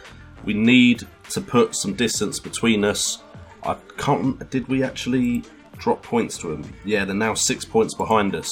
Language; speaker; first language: English; native; English